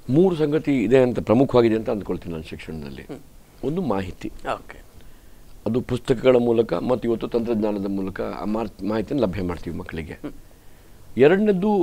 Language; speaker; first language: Kannada; native; Kannada